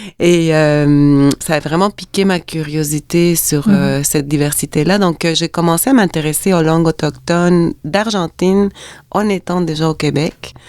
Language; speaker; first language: French; non-native, fluent; Spanish